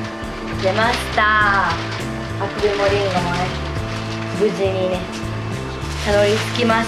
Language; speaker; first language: Japanese; native; Japanese